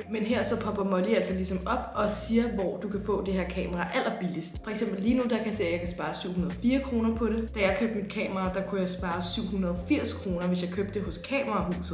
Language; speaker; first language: Danish; native; Danish